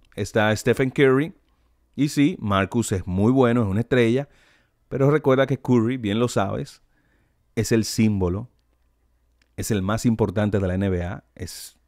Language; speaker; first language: Spanish; native; Spanish